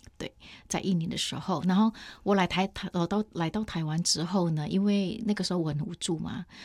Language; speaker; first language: Chinese; non-native, fluent; Indonesian